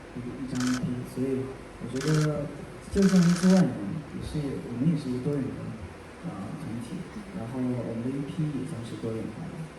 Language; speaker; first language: Chinese; native; Chinese